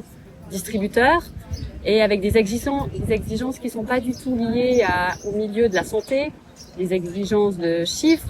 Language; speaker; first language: French; native; French